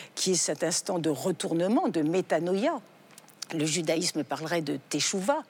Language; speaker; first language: French; native; French